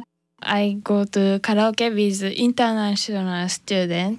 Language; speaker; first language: English; non-native, learner; Japanese